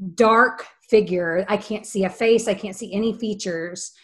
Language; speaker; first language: English; native; English